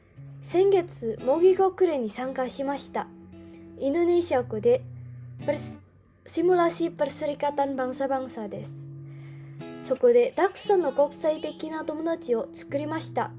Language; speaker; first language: Japanese; non-native, learner; Indonesian